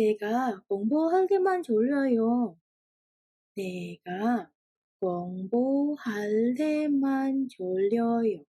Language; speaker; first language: Korean; non-native, fluent; Indonesian